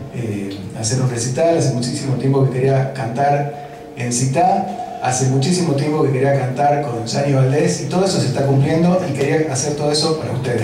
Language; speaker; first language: Spanish; native; Spanish